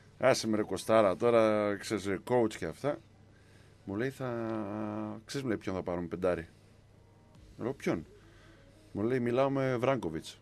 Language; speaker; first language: Greek; early bilingual, heritage; Greek